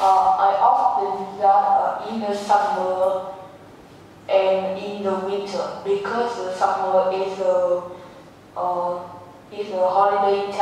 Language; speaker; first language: English; non-native, learner; Vietnamese